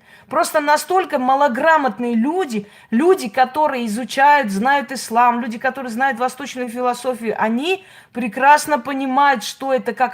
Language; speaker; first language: Russian; native; Russian